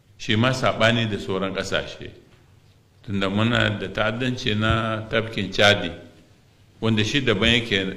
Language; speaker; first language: Hausa; non-native, local second language; Arabic